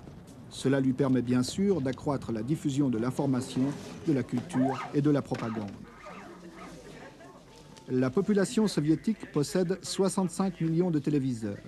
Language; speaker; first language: French; native; French